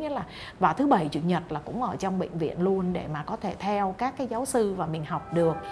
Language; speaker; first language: Vietnamese; native; Vietnamese